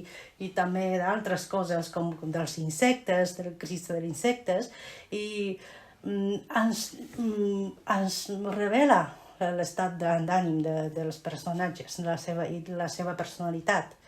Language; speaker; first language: Catalan; non-native, fluent; Chinese